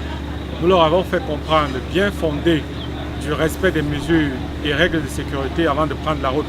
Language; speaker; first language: French; native; French